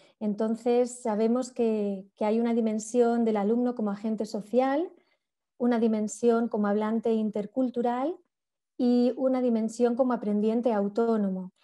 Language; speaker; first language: Spanish; native; Spanish